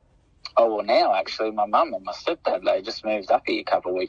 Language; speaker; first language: English; native; English